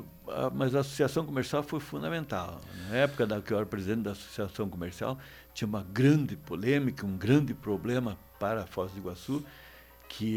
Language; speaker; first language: Portuguese; native; Portuguese